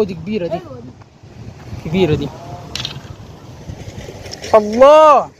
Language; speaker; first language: Arabic; native; Arabic